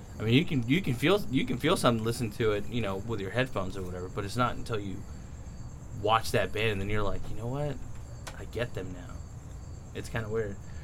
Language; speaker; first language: English; early bilingual, other home language; Spanish